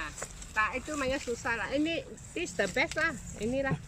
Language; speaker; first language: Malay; non-native, local second language; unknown